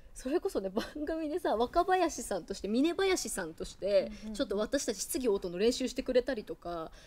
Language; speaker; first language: Japanese; native; Japanese